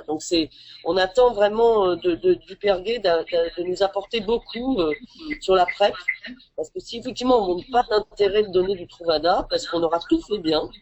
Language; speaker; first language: French; native; French